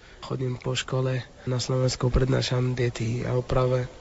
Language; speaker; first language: Slovak; non-native, learner; Arabic